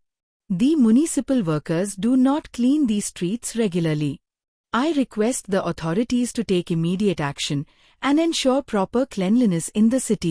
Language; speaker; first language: English; non-native, fluent; Hindi